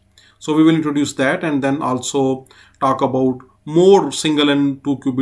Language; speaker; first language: English; non-native, fluent; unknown